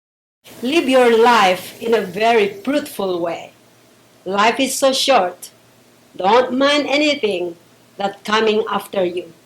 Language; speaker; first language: English; non-native, local second language; Filipino